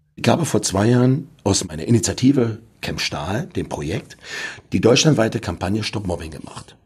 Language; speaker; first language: German; native; German